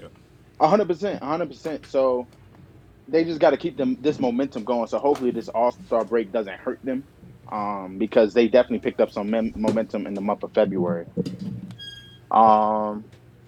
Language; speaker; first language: English; native; English